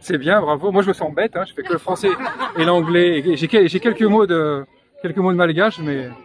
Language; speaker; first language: French; native; French